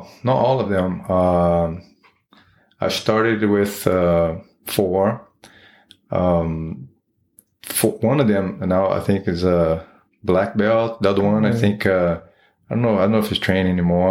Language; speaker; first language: English; non-native, fluent; Portuguese